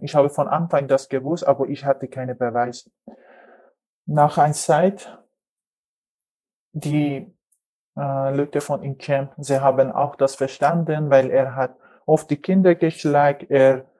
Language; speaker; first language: German; non-native, learner; Persian